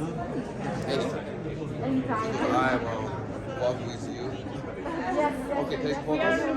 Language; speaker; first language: English; non-native, learner; Japanese